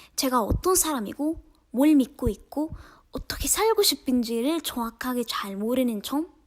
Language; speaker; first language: Korean; non-native, fluent; Arabic